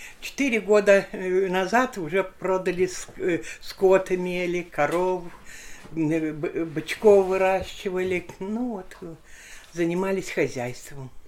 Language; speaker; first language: Russian; non-native, local second language; Lithuanian